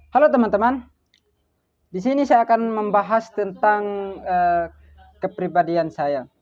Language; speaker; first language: Indonesian; non-native, local second language; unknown